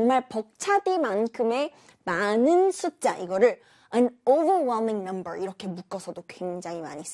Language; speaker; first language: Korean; native; Korean